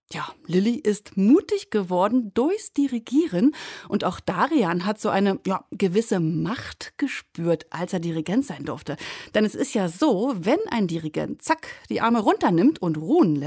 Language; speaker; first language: German; native; German